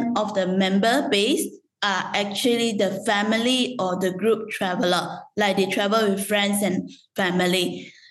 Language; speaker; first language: English; non-native, local second language; Chinese